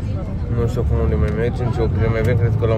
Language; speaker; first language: Romanian; native; Romanian